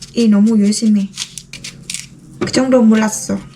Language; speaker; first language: Korean; non-native, learner; Vietnamese